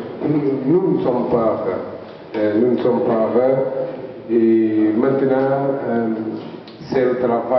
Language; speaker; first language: French; non-native, learner; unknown